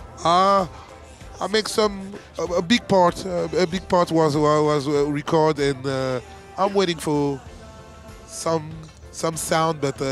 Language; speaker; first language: English; non-native, learner; French